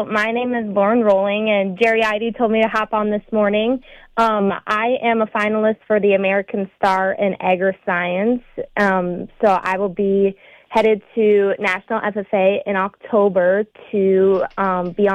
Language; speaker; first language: English; native; English